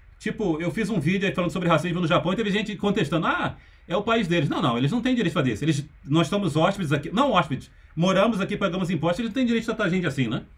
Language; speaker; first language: Portuguese; native; Portuguese